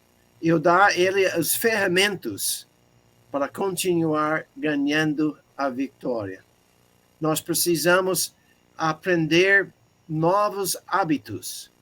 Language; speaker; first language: Portuguese; non-native, fluent; English